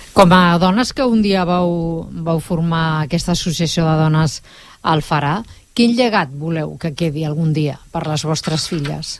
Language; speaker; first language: Catalan; native; Catalan